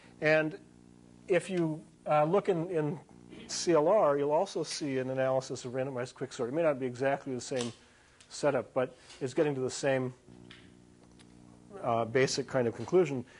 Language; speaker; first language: English; native; English